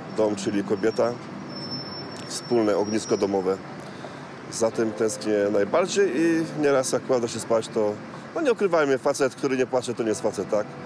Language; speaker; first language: Polish; native; Polish